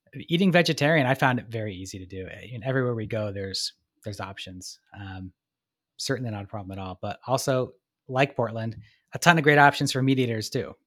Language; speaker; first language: English; native; English